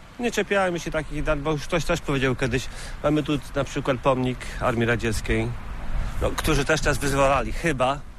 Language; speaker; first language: Polish; native; Polish